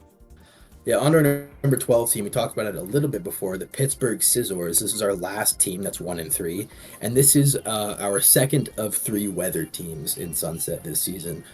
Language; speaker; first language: English; native; English